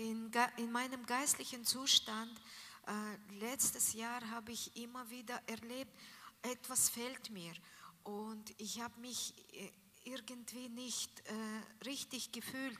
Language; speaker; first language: German; non-native, learner; Russian